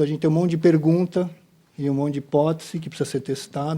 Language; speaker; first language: Portuguese; native; Portuguese